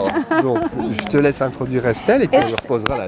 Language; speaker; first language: French; native; French